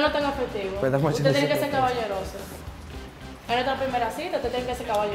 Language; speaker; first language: Spanish; native; Spanish